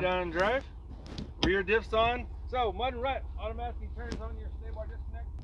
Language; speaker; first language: English; native; English